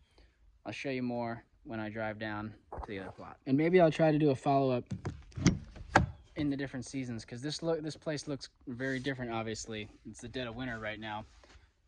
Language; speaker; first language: English; native; English